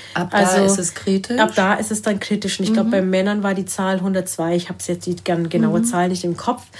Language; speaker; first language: German; early bilingual, other home language; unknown